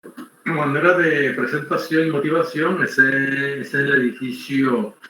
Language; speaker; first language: Spanish; native; Spanish